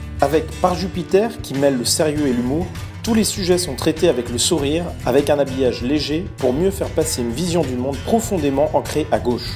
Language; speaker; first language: French; native; French